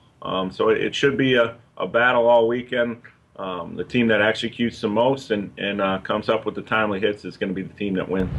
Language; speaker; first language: English; native; English